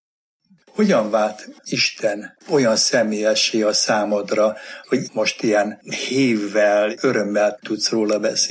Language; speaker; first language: Hungarian; native; Hungarian